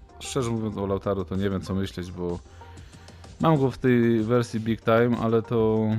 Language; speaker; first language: Polish; native; Polish